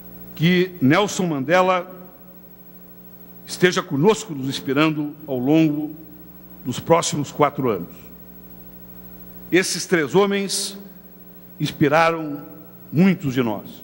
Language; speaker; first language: Portuguese; native; Portuguese